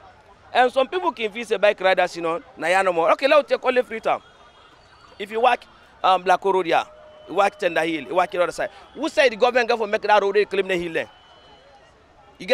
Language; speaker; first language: English; non-native, local second language; Krio